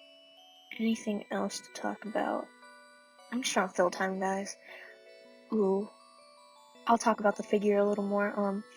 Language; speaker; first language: English; native; English